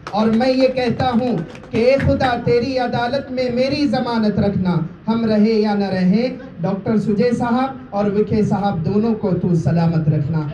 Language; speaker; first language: Urdu; native; Urdu